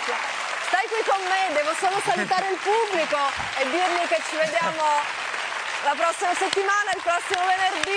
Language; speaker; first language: Italian; native; Italian